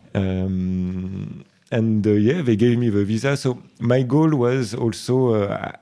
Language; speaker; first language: English; non-native, fluent; French